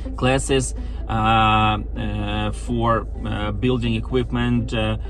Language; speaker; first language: English; non-native, fluent; Ukrainian